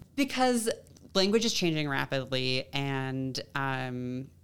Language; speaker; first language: English; native; English